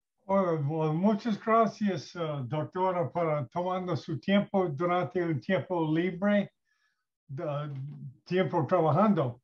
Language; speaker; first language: Spanish; non-native, learner; English